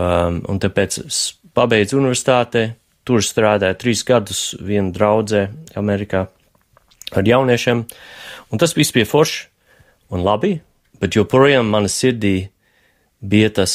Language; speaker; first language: Latvian; non-native, fluent; English